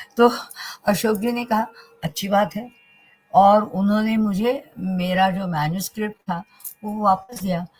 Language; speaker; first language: Hindi; non-native, local second language; Marathi